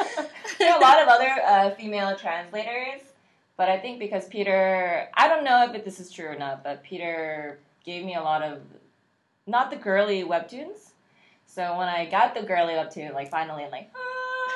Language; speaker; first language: English; native; English